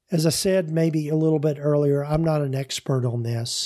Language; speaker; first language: English; native; English